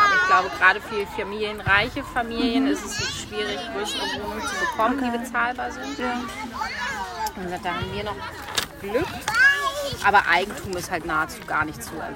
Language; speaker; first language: German; native; German